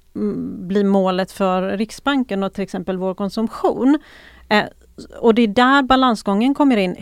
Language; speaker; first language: Swedish; early bilingual, other home language; Persian